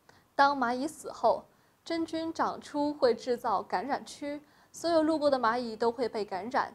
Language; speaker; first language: Chinese; native; Chinese